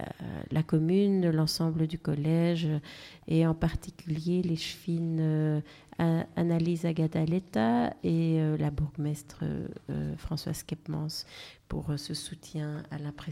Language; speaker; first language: French; native; French